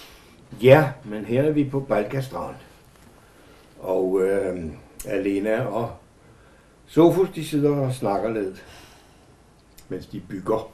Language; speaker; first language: Danish; native; Danish